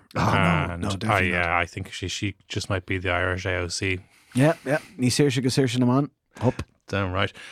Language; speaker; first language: English; native; English